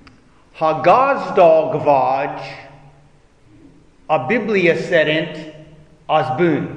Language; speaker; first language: Hungarian; non-native, fluent; English